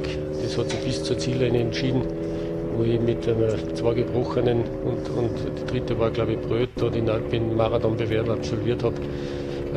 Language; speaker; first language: German; native; German